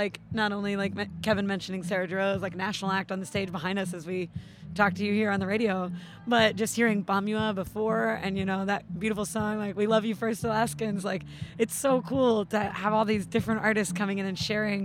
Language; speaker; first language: English; native; English